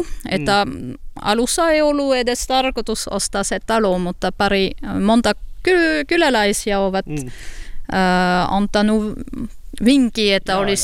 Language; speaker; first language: Finnish; non-native, learner; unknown